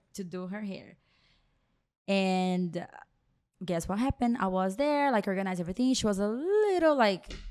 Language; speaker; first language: English; non-native, fluent; Portuguese